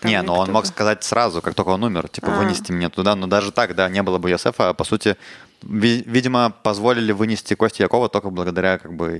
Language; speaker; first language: Russian; native; Russian